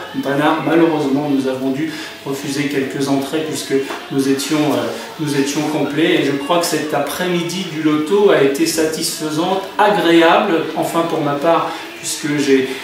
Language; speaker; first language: French; native; French